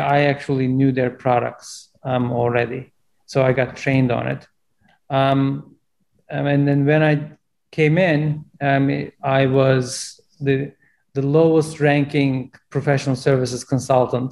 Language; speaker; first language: English; non-native, fluent; Turkish